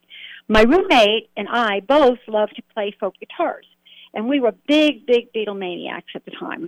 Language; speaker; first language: English; native; English